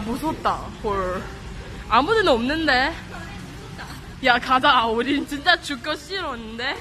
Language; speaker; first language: Korean; non-native, learner; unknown